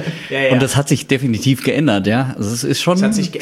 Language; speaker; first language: German; native; German